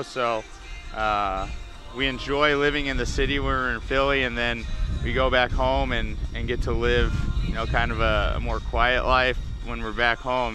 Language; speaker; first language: English; native; English